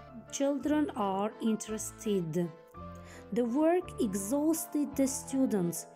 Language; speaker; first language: English; non-native, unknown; Azerbaijani